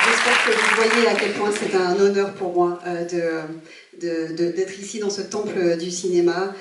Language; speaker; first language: French; native; French